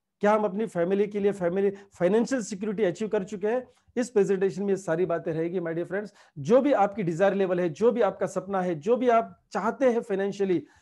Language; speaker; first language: Hindi; non-native, local second language; Marathi